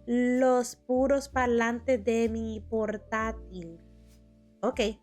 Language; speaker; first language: Spanish; early bilingual, heritage; Spanish